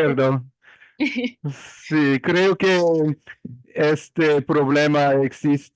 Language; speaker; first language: Spanish; non-native, learner; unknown